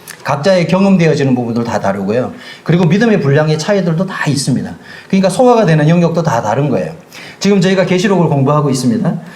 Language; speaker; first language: Korean; native; Korean